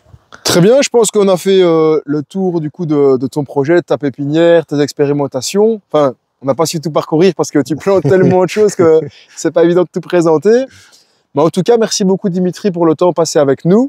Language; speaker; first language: French; native; French